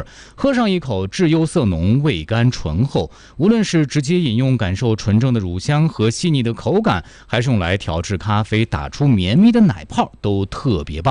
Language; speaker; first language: Chinese; native; Chinese